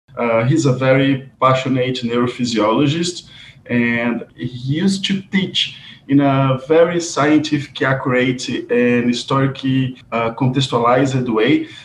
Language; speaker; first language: English; non-native, fluent; Portuguese